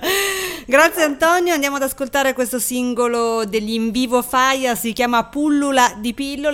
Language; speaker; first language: Italian; native; Italian